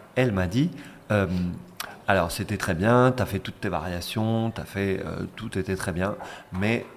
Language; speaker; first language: French; non-native, fluent; Spanish